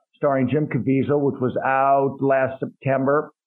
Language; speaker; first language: English; native; English